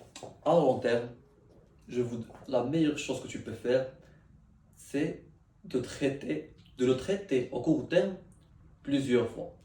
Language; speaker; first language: French; non-native, learner; Arabic